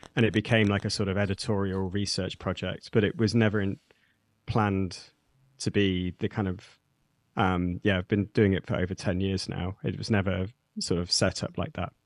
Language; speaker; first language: English; native; English